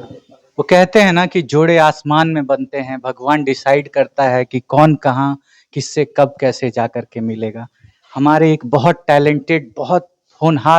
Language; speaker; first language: Hindi; native; Hindi